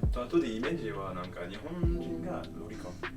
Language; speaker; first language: Japanese; non-native, fluent; French